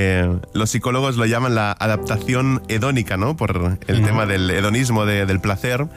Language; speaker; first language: Spanish; native; Spanish